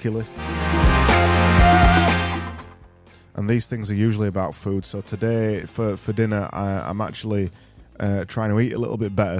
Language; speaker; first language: English; native; English